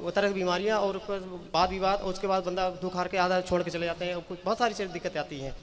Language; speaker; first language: Hindi; native; Hindi